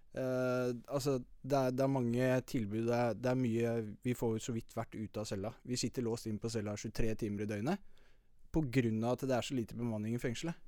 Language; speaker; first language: Norwegian; native; Norwegian